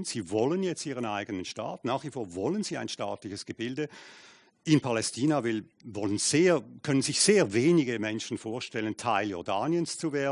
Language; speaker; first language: German; native; German